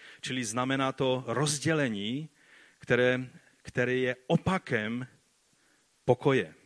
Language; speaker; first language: Czech; non-native, fluent; Polish